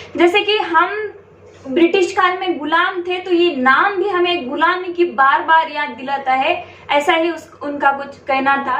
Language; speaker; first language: Hindi; non-native, local second language; Marathi